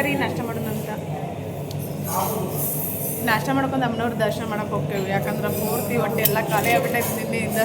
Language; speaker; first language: Kannada; native; Kannada